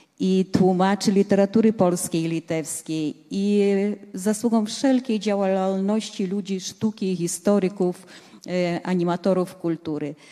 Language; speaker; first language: Polish; non-native, local second language; Lithuanian